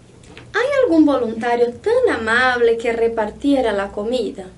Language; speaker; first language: Spanish; non-native, fluent; Portuguese